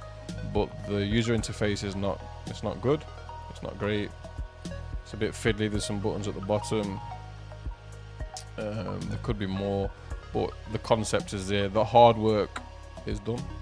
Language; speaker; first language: English; native; English